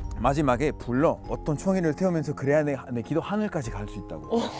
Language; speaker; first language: Korean; non-native, fluent; Spanish